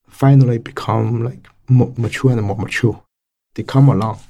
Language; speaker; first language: English; non-native, fluent; Chinese